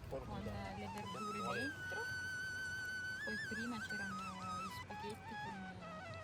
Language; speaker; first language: Italian; non-native, learner; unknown